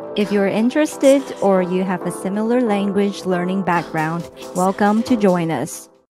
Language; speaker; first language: English; non-native, fluent; Chinese